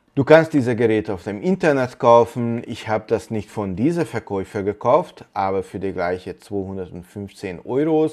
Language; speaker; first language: German; non-native, fluent; Hungarian